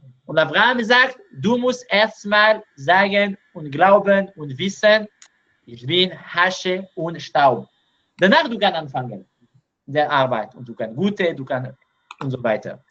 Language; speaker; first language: German; non-native, learner; Hebrew